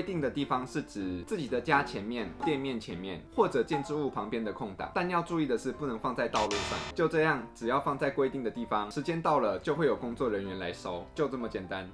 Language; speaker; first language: Chinese; non-native, fluent; Korean